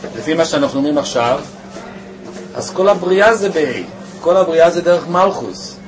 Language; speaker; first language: Hebrew; native; Hebrew